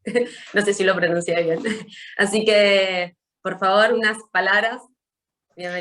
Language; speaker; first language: Spanish; native; Spanish